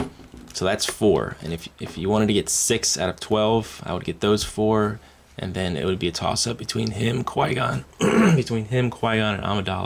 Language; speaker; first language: English; native; English